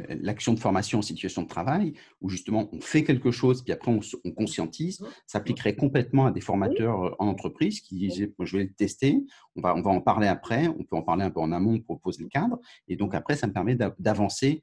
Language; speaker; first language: French; native; French